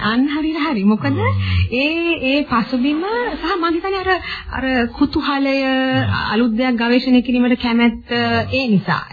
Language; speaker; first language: Sinhala; native; Sinhala